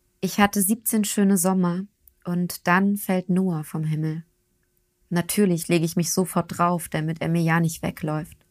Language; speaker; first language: German; early bilingual, other home language; Turkish